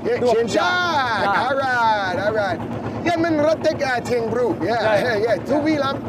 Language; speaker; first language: Vietnamese; non-native, learner; English